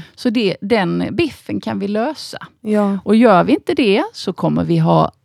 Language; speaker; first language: Swedish; native; Swedish